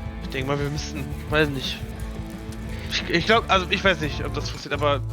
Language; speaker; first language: German; native; German